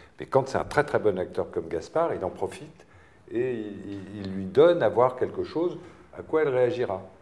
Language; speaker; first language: French; native; French